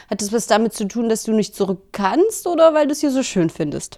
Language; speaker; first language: German; native; German